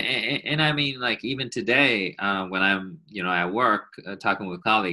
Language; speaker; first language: English; non-native, fluent; Chinese